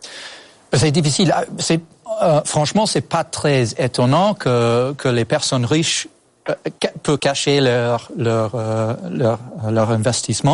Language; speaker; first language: French; non-native, fluent; English